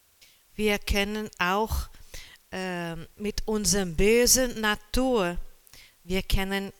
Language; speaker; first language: German; non-native, learner; Portuguese